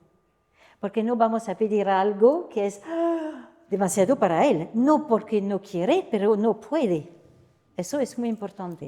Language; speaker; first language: Spanish; non-native, fluent; French